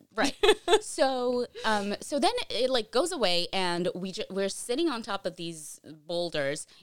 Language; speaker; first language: English; early bilingual, other home language; Portuguese